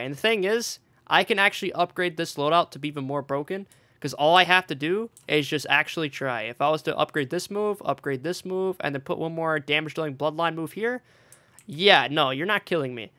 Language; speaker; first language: English; native; English